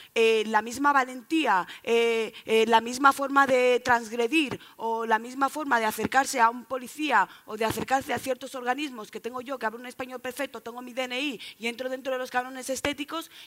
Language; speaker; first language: Spanish; native; Spanish